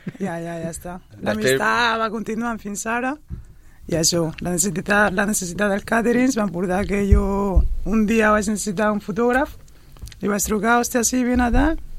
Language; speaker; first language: Catalan; non-native, fluent; Spanish